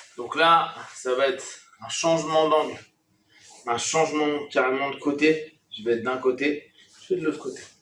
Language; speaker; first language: French; native; French